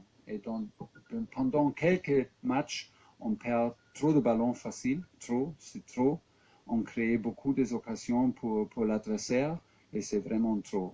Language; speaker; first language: French; non-native, fluent; German